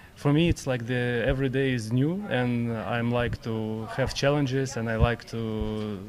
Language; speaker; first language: English; non-native, learner; Ukrainian